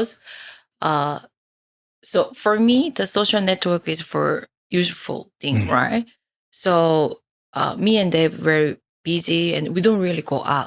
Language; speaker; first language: English; non-native, fluent; Korean